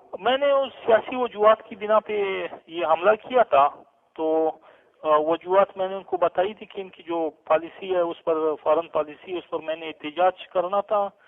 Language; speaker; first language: Urdu; non-native, local second language; Pashto